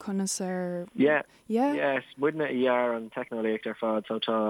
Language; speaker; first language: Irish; non-native, local second language; English